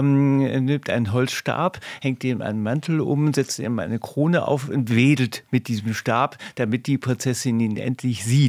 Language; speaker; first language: German; native; German